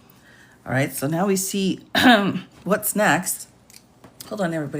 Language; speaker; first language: English; native; English